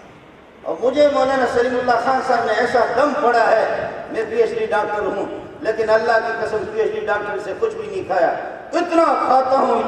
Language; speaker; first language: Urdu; non-native, local second language; Brahui